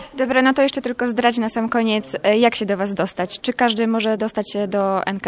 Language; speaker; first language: Polish; native; Polish